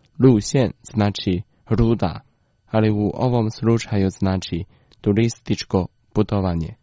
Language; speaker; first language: Croatian; non-native, fluent; Chinese